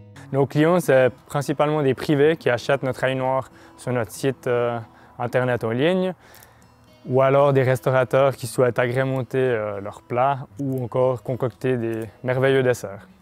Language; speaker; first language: French; native; French